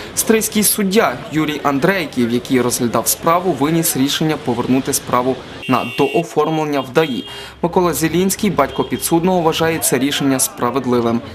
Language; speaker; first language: Ukrainian; native; Ukrainian